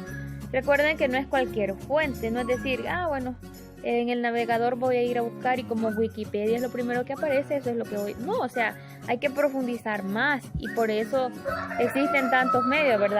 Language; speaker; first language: Spanish; native; Spanish